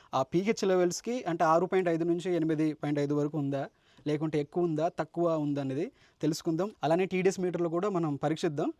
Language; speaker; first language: Telugu; native; Telugu